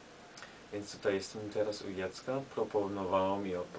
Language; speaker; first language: Polish; non-native, learner; German